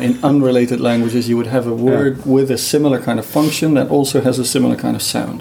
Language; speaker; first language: English; non-native, fluent; Dutch